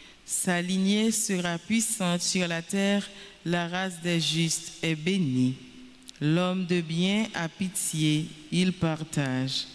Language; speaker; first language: French; non-native, local second language; Haitian Creole